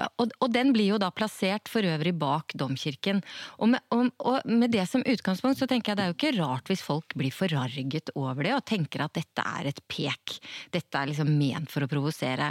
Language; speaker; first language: Norwegian; native; Norwegian